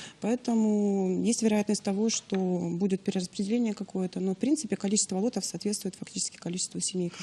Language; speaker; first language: Russian; native; Russian